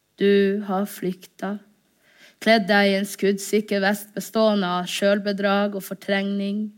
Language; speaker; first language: Norwegian; early bilingual, other home language; Somali